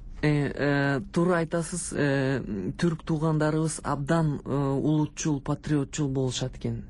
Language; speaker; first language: Kyrgyz; non-native, local second language; Russian